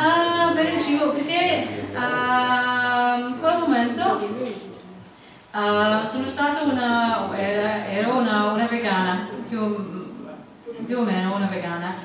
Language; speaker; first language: Italian; non-native, learner; English